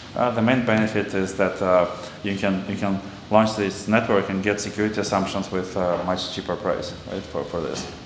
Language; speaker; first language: English; non-native, fluent; Russian